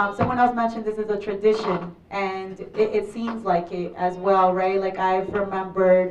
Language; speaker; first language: English; early bilingual, other home language; Spanish